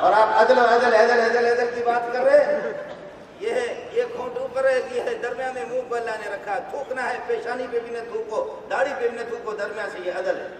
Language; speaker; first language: Urdu; non-native, local second language; Brahui